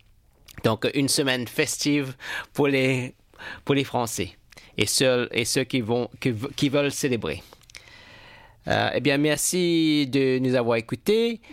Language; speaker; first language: French; non-native, fluent; English